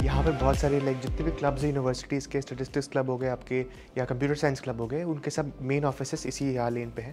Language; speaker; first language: Hindi; non-native, local second language; Bangla